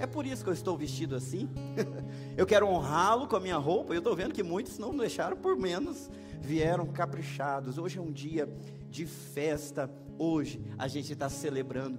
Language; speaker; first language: Portuguese; native; Portuguese